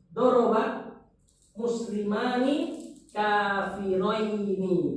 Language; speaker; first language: Arabic; non-native, fluent; Indonesian